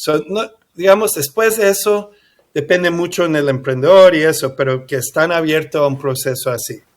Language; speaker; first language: Spanish; early bilingual, heritage; English